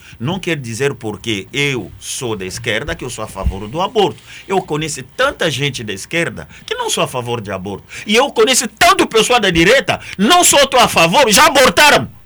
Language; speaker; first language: Portuguese; non-native, fluent; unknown